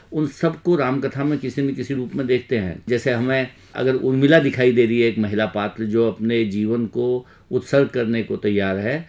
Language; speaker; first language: Hindi; native; Hindi